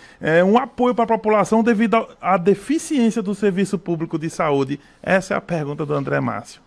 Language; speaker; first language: Portuguese; native; Portuguese